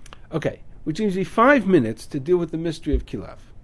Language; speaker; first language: English; native; English